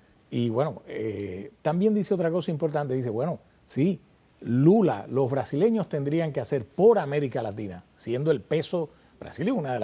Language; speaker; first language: Spanish; native; Spanish